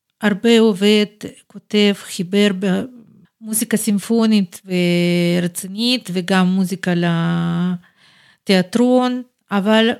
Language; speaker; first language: Hebrew; non-native, fluent; Russian